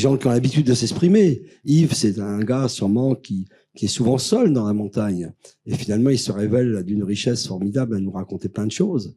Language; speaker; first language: French; native; French